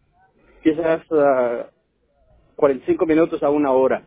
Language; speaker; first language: Spanish; non-native, local second language; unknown